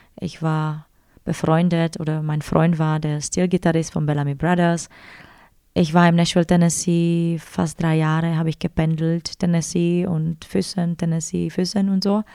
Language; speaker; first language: German; non-native, fluent; Czech